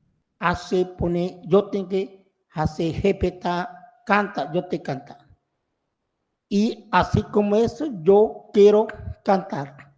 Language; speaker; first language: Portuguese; non-native, learner; Spanish